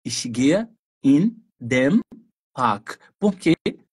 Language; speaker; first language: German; non-native, fluent; Portuguese